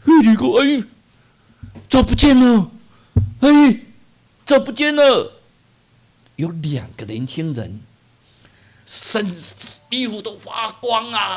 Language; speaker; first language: Chinese; non-native, local second language; Min Nan Chinese